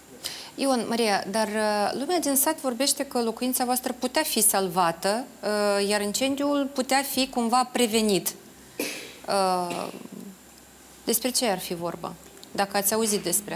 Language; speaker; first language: Romanian; native; Romanian